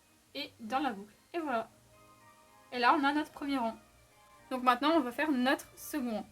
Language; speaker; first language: French; native; French